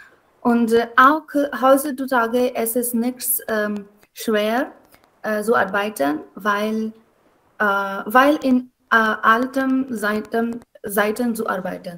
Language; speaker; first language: German; non-native, learner; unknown